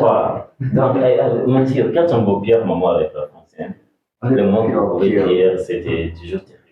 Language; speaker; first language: French; non-native, learner; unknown